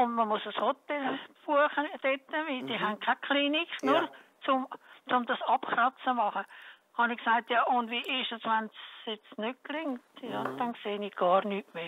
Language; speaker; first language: German; native; German